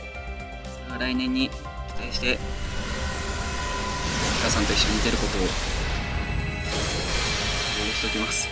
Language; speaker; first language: Japanese; native; Japanese